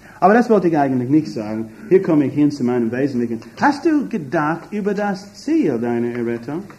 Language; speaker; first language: German; non-native, fluent; English